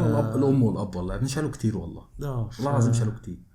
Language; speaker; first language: Arabic; native; Arabic